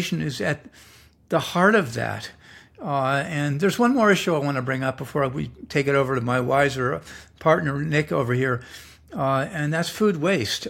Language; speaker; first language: English; native; English